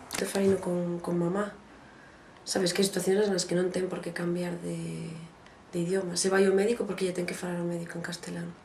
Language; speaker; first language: Galician; non-native, local second language; Spanish